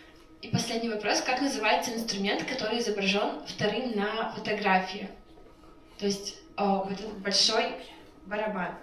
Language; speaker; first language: Russian; native; Russian